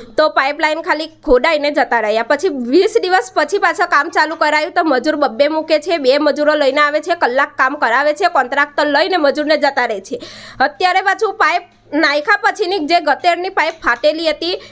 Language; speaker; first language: Gujarati; native; Gujarati